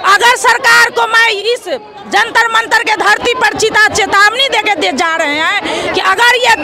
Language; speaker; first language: Hindi; native; Hindi